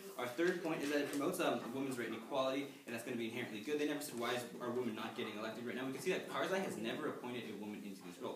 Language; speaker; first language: English; native; English